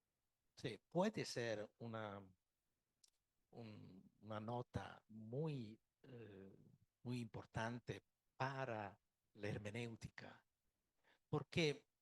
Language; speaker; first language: Spanish; non-native, fluent; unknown